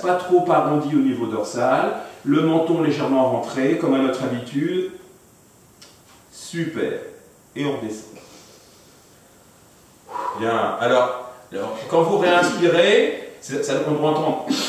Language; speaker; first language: French; native; French